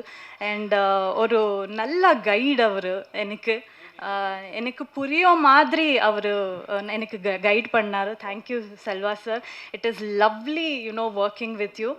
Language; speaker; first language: Tamil; non-native, learner; Kannada